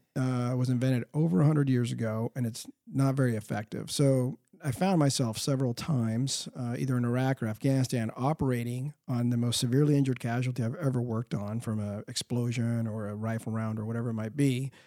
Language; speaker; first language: English; early bilingual, other home language; Spanish